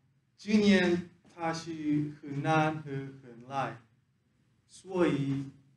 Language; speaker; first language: Chinese; non-native, learner; Korean